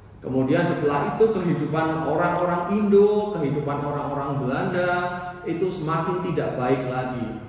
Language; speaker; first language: Indonesian; native; Indonesian